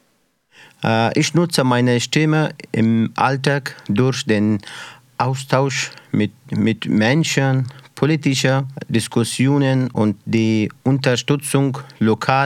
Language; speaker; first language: German; non-native, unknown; Persian